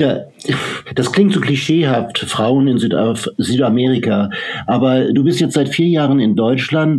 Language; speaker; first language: German; native; German